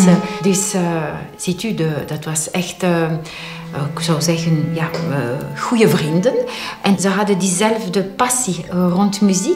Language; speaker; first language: Dutch; non-native, local second language; French